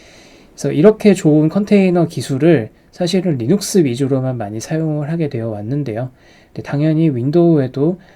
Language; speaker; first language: Korean; native; Korean